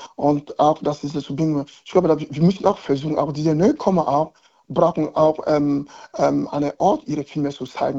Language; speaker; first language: German; non-native, learner; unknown